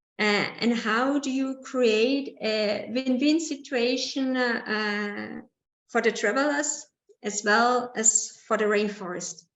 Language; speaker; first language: English; non-native, learner; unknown